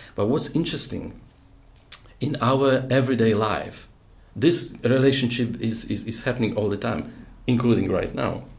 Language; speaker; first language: English; non-native, fluent; Polish